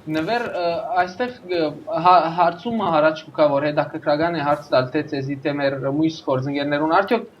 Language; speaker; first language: Armenian; early bilingual, heritage; Armenian